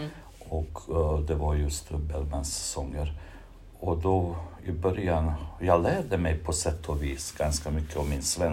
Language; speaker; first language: Swedish; non-native, fluent; Bosnian